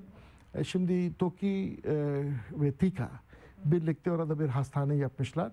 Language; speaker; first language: Turkish; non-native, learner; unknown